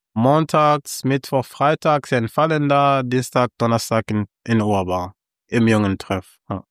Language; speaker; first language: German; non-native, fluent; Kinyarwanda